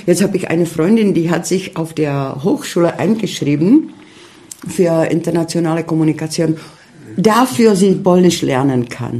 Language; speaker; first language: German; early bilingual, heritage; Czech